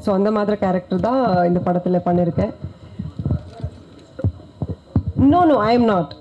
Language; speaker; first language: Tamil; non-native, learner; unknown